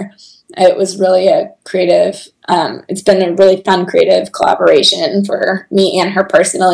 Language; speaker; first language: English; native; English